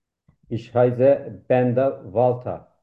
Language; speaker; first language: German; non-native, learner; Turkish